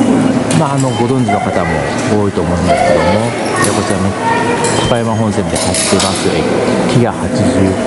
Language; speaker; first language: Japanese; native; Japanese